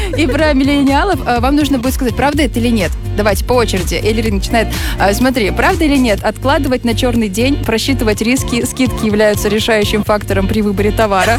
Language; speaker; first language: Russian; native; Russian